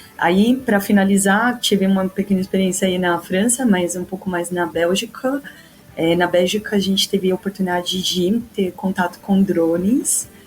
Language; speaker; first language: Portuguese; native; Portuguese